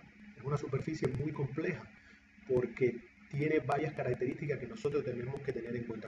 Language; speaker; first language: Spanish; native; Spanish